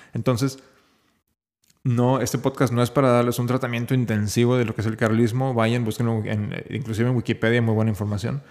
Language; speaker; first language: Spanish; native; Spanish